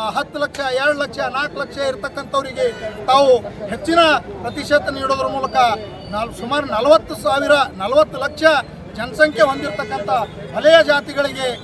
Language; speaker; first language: Kannada; native; Kannada